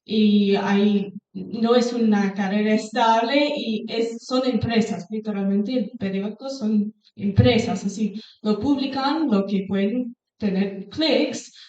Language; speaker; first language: Spanish; non-native, fluent; English